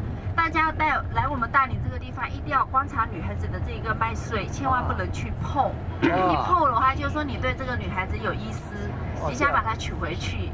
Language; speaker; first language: Chinese; native; Chinese